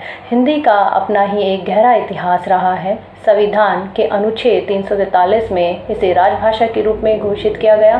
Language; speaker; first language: Hindi; native; Hindi